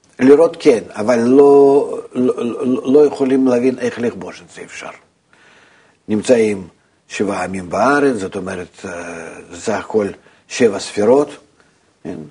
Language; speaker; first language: Hebrew; non-native, fluent; Russian